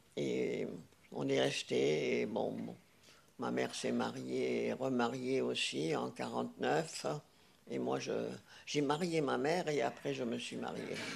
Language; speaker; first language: French; non-native, fluent; Hungarian